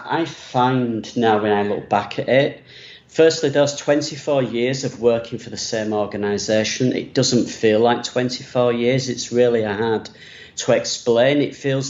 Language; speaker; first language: English; native; English